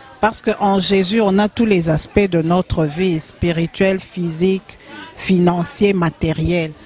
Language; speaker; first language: French; non-native, local second language; Lingala